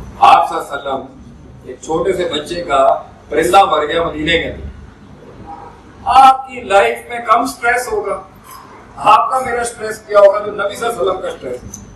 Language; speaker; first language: Urdu; non-native, local second language; Punjabi